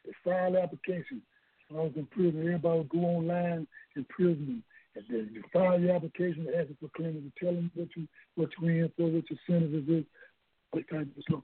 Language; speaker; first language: English; native; English